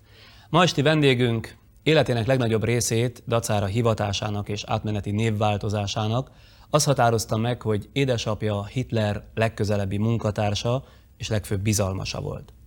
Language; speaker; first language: Hungarian; native; Hungarian